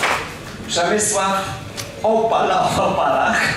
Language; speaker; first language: Polish; native; Polish